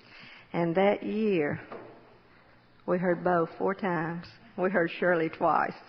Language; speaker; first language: English; native; English